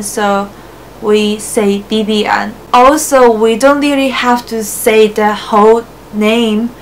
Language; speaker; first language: English; non-native, fluent; Japanese